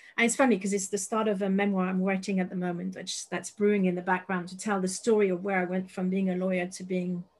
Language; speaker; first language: English; non-native, fluent; French